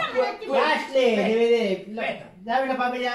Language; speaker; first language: Italian; early bilingual, other home language; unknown